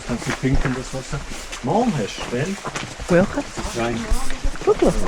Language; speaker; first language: German; native; German